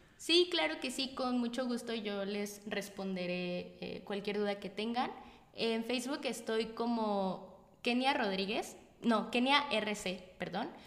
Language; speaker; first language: Spanish; native; Spanish